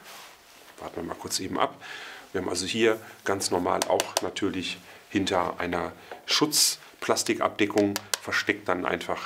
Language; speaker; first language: German; native; German